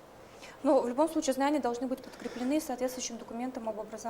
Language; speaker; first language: Russian; native; Russian